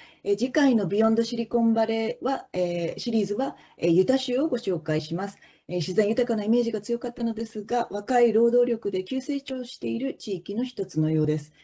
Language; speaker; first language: Japanese; native; Japanese